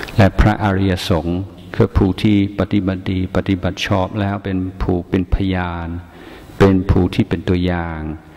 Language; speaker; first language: Thai; non-native, fluent; English